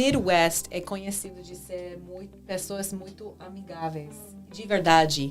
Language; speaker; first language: Portuguese; non-native, fluent; English